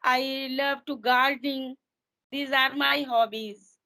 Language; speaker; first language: English; non-native, fluent; Hindi